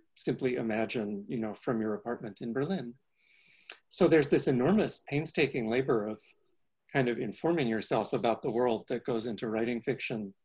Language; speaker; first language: English; native; English